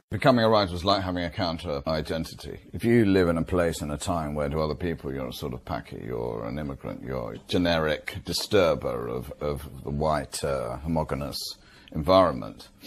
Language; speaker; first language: English; native; English